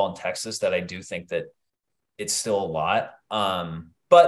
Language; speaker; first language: English; native; English